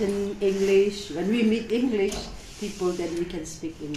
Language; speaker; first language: English; non-native, fluent; Tibetan